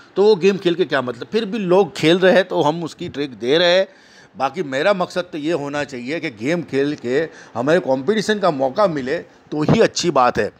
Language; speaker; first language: Hindi; native; Hindi